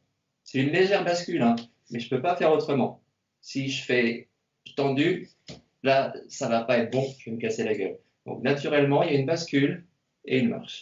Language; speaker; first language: French; native; French